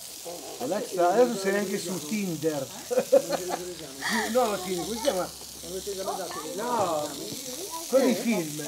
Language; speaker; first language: Italian; native; Italian